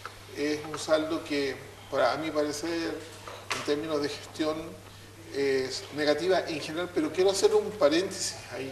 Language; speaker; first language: Spanish; native; Spanish